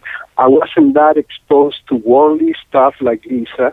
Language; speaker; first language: English; non-native, fluent; Spanish